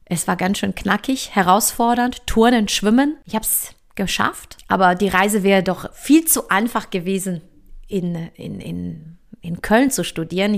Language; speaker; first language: German; early bilingual, other home language; Polish